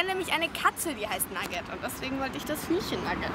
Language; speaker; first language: German; native; German